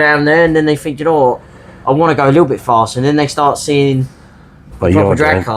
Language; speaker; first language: English; native; English